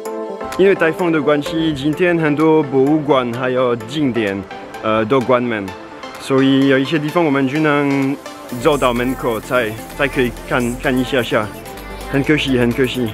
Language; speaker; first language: Chinese; non-native, fluent; French